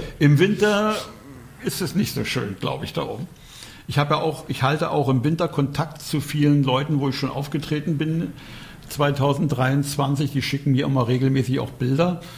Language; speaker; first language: German; native; German